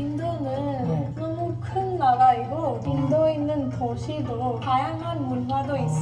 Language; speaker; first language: Korean; non-native, learner; Hindi